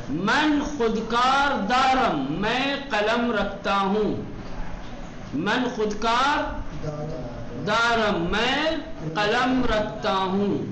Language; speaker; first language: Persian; non-native, fluent; Urdu